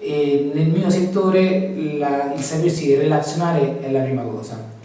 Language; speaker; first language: Italian; native; Italian